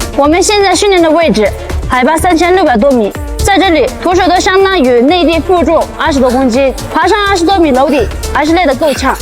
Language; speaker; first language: Chinese; non-native, local second language; Tibetan